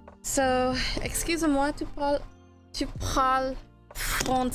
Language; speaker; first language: French; non-native, learner; English